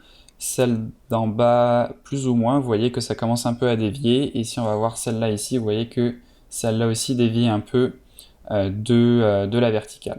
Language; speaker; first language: French; native; French